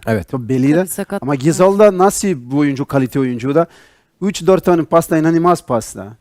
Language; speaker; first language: Turkish; non-native, learner; Portuguese